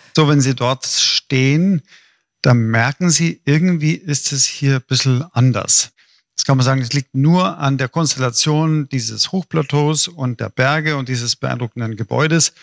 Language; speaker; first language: German; native; German